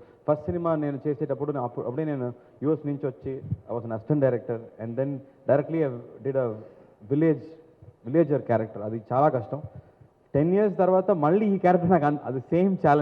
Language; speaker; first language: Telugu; non-native, learner; Tamil